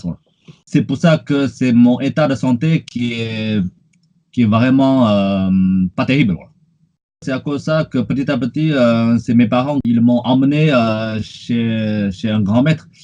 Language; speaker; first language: French; non-native, fluent; Chinese